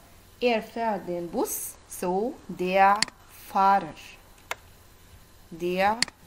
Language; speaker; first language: German; non-native, learner; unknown